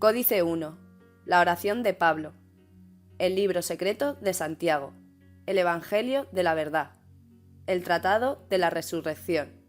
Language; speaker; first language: Spanish; native; Spanish